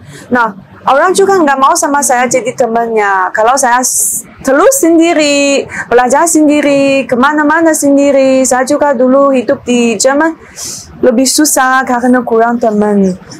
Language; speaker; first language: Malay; non-native, learner; Chinese